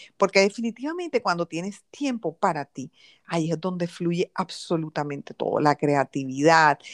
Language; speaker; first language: Spanish; native; Spanish